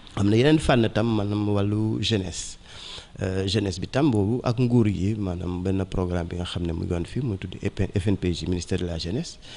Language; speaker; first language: Wolof; non-native, local second language; Mandingo